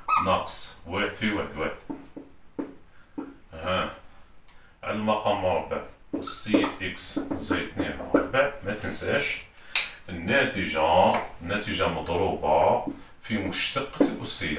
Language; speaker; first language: Arabic; native; Arabic